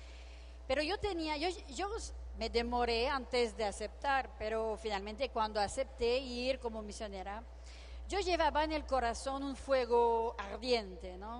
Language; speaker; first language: Spanish; non-native, fluent; French